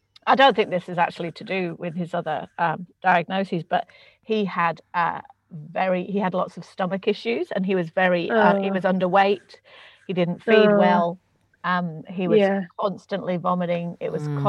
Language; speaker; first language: English; native; English